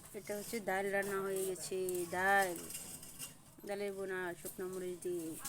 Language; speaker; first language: Bangla; non-native, local second language; Garo